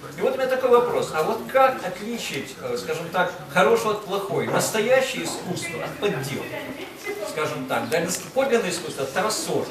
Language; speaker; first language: Russian; native; Russian